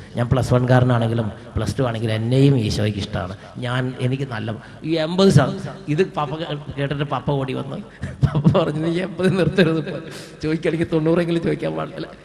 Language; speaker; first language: Malayalam; native; Malayalam